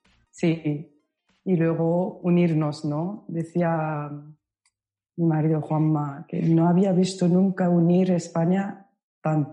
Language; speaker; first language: Spanish; non-native, fluent; Japanese